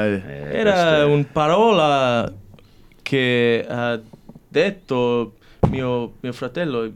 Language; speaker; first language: Italian; early bilingual, heritage; English